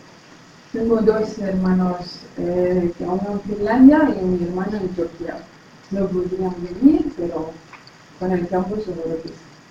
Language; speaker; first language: Spanish; non-native, fluent; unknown